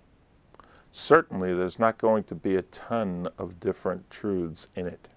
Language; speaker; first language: English; native; English